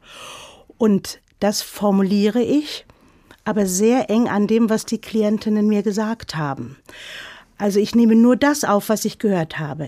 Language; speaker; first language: German; native; German